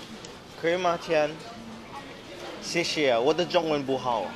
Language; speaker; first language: Chinese; non-native, learner; Filipino